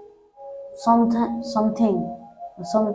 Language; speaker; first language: English; non-native, learner; Hindi